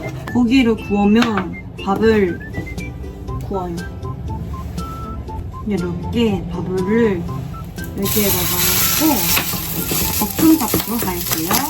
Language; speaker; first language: Korean; non-native, fluent; Japanese